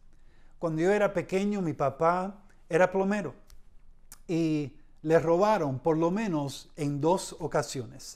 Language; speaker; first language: Spanish; early bilingual, heritage; Spanish